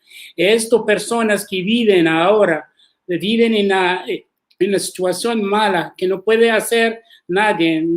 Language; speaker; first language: Spanish; non-native, learner; Arabic